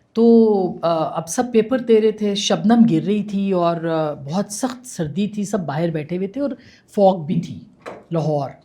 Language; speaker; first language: Urdu; native; Urdu